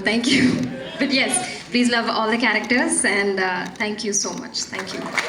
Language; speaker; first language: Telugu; non-native, learner; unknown